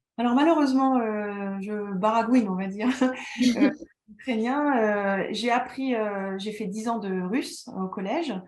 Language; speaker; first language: French; native; French